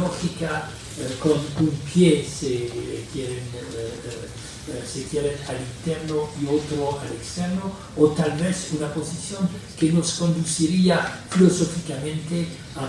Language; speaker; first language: Spanish; non-native, fluent; French